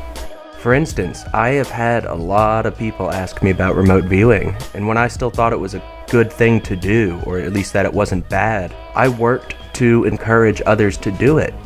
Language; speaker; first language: English; native; English